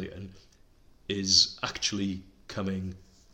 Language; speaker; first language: English; non-native, local second language; Welsh